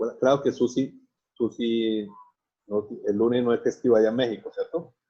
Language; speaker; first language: Spanish; native; Spanish